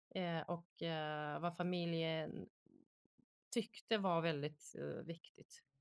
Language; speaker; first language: Swedish; early bilingual, other home language; Bosnian